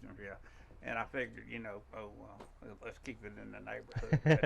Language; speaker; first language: English; native; English